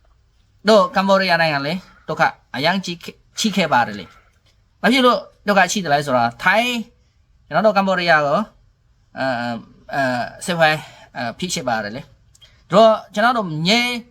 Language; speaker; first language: Burmese; non-native, learner; Khmer